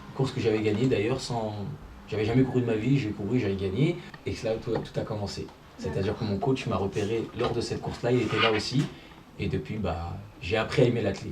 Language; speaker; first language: French; early bilingual, other home language; Arabic